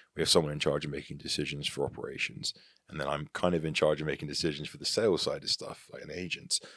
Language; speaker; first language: English; native; English